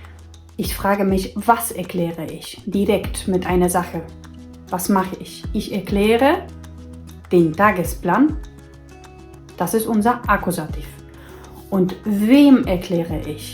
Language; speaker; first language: German; non-native, fluent; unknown